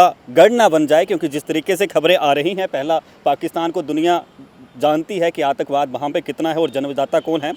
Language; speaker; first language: Hindi; native; Hindi